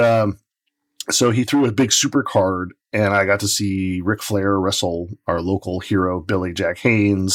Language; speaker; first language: English; native; English